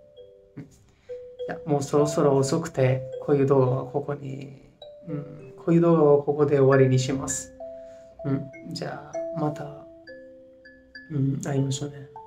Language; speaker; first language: Japanese; non-native, fluent; Hindi